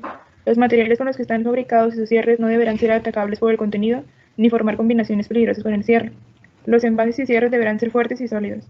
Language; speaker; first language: Spanish; native; Spanish